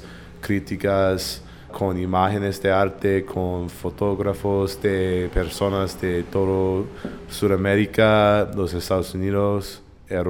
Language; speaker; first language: Spanish; non-native, fluent; English